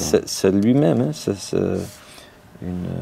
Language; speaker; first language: French; non-native, local second language; Dutch